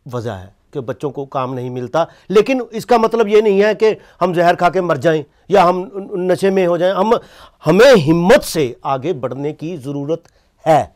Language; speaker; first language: Hindi; non-native, local second language; Punjabi